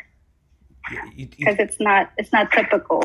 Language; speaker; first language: English; non-native, local second language; Filipino